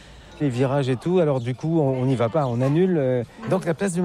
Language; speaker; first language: French; native; French